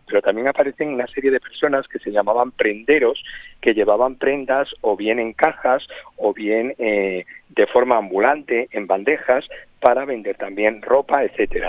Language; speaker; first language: Spanish; native; Spanish